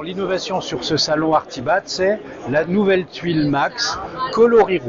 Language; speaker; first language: French; native; French